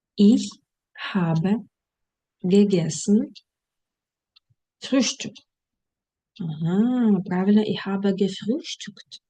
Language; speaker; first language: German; non-native, fluent; Ukrainian